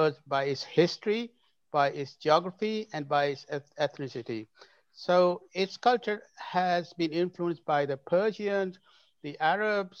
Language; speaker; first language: English; native; English